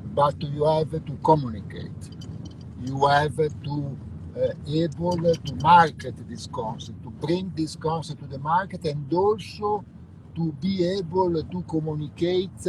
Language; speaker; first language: English; non-native, fluent; Italian